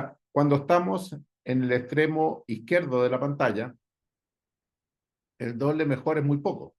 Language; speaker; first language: Spanish; native; Spanish